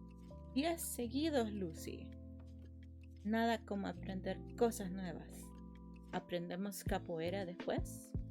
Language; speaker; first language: Spanish; early bilingual, heritage; Spanish